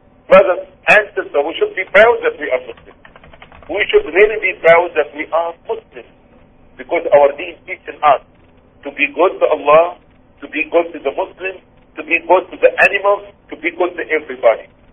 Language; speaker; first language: English; non-native, fluent; Arabic